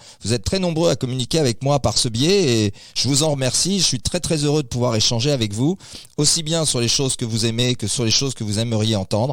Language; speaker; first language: French; native; French